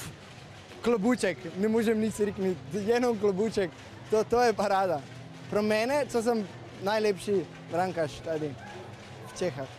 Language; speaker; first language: Czech; non-native, learner; Slovenian